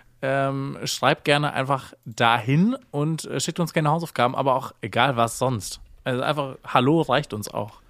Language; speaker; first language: German; native; German